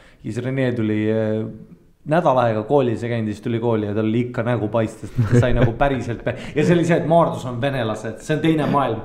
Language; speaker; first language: Estonian; early bilingual, heritage; Estonian